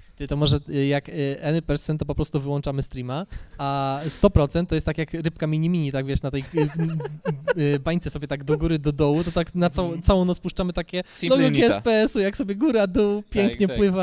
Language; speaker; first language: Polish; native; Polish